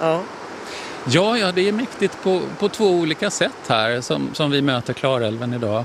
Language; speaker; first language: Swedish; native; Swedish